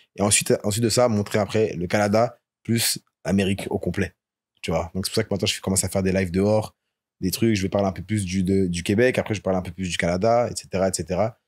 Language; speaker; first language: French; native; French